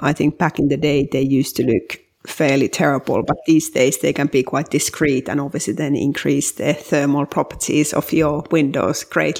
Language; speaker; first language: English; non-native, fluent; Finnish